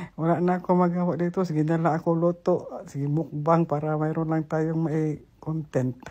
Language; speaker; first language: Filipino; non-native, local second language; Cebuano